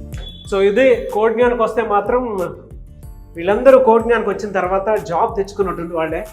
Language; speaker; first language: Telugu; native; Telugu